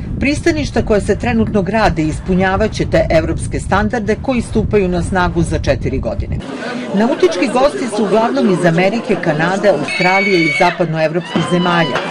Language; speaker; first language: Serbian; native; Serbian